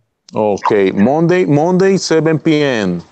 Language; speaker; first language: English; non-native, learner; Spanish